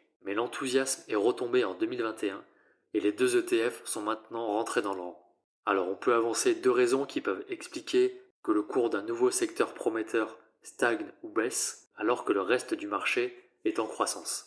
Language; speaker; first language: French; native; French